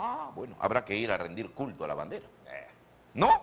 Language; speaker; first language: Spanish; native; Spanish